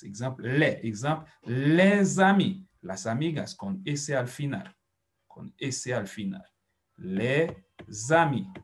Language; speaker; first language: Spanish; non-native, fluent; French